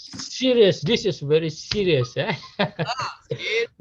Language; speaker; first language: English; non-native, learner; Malay